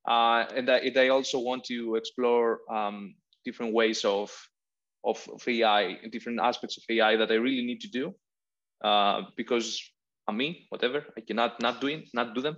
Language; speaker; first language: English; non-native, fluent; Greek